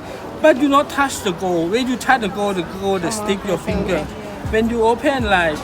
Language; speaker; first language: English; non-native, learner; Thai